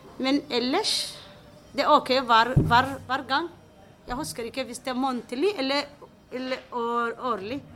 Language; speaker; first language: Norwegian; non-native, fluent; Somali